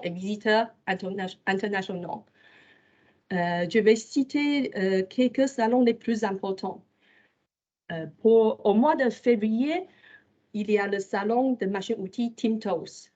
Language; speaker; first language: French; non-native, fluent; Chinese